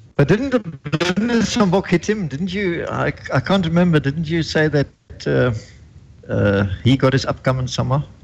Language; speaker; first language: English; non-native, local second language; Afrikaans